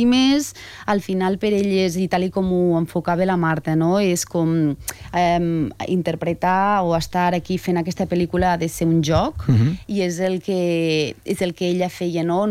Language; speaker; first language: Catalan; native; Catalan